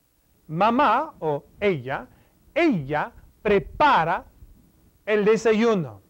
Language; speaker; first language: Spanish; non-native, fluent; English